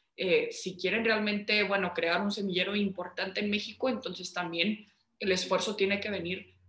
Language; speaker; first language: Spanish; early bilingual, heritage; Spanish